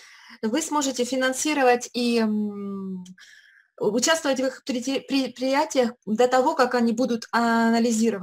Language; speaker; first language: Russian; native; Russian